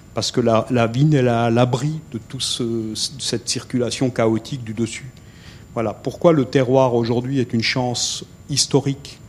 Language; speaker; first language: French; native; French